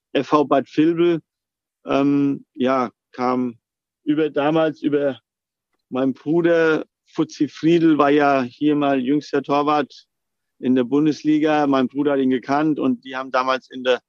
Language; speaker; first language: German; native; German